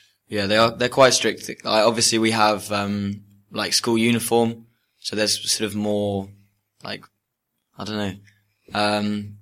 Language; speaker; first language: English; native; English